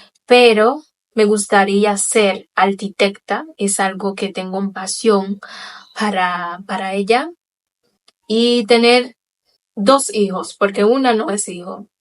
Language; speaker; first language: Spanish; non-native, local second language; Haitian Creole